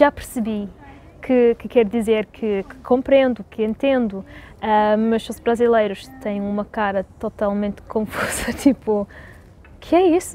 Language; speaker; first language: Portuguese; non-native, fluent; English